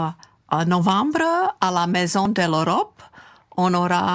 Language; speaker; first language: French; non-native, fluent; Czech